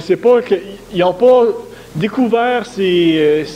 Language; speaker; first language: French; native; French